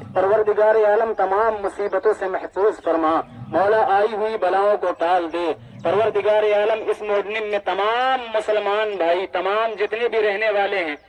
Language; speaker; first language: Urdu; native; Urdu